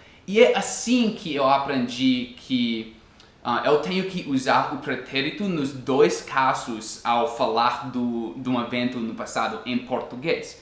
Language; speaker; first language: Portuguese; non-native, fluent; English